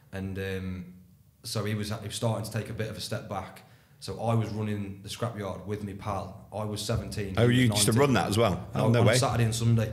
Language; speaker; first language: English; native; English